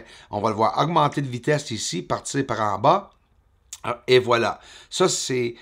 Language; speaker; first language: French; native; French